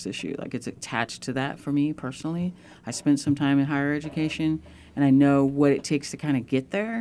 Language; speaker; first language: English; native; English